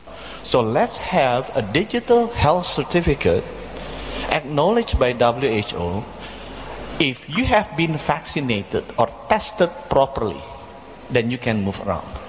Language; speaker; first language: English; non-native, fluent; Indonesian